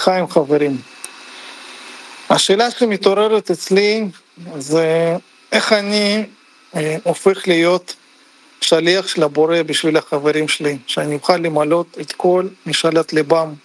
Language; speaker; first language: Hebrew; non-native, fluent; French